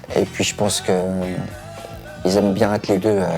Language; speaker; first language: French; native; French